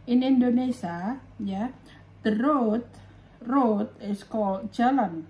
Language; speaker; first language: English; non-native, fluent; Indonesian